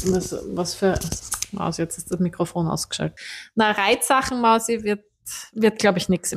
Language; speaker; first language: German; native; German